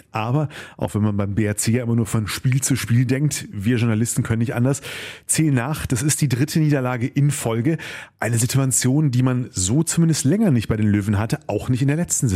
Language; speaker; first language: German; native; German